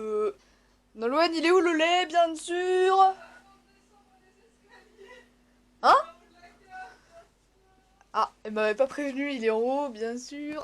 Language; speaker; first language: French; native; French